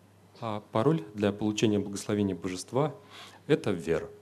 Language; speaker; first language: Russian; native; Russian